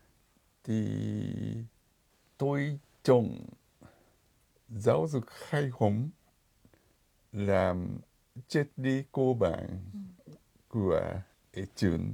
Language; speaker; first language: Vietnamese; non-native, fluent; Japanese